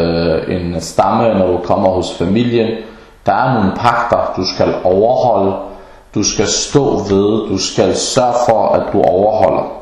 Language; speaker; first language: Danish; early bilingual, other home language; Arabic